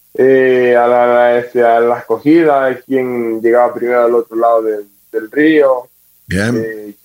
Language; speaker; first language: Spanish; native; Spanish